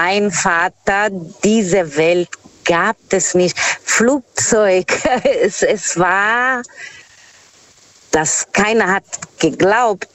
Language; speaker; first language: German; non-native, fluent; Portuguese